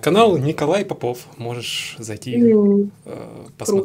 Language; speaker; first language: Russian; native; Russian